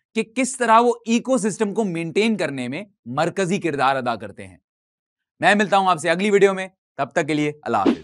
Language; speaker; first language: Urdu; native; Urdu